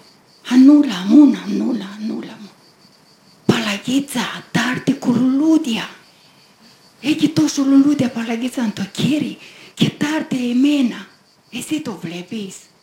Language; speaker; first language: Greek; non-native, learner; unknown